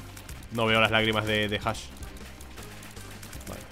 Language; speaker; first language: Spanish; native; Spanish